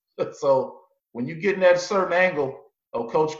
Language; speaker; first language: English; native; English